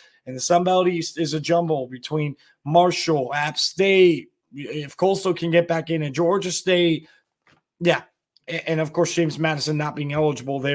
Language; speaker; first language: English; native; English